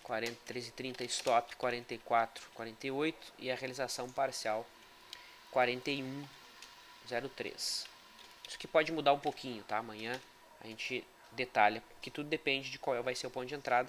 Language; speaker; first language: Portuguese; native; Portuguese